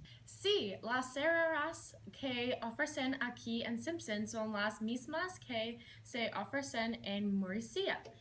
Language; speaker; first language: Spanish; non-native, learner; English